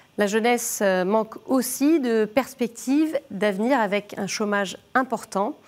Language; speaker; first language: French; native; French